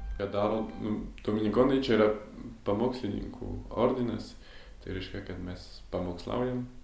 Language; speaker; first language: Lithuanian; non-native, fluent; French